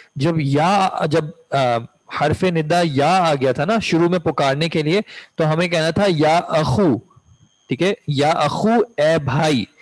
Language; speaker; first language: Urdu; native; Urdu